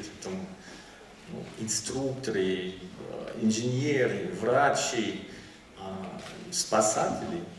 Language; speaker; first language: Russian; non-native, learner; German